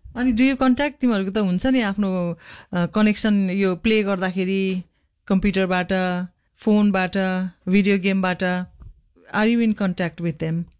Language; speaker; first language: Nepali; native; Nepali